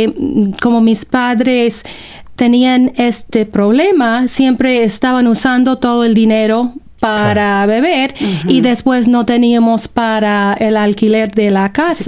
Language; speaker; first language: Spanish; non-native, fluent; English